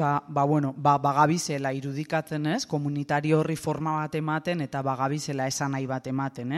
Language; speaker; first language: Basque; native; Basque